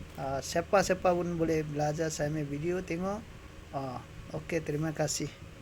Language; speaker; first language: Malay; non-native, local second language; Bangla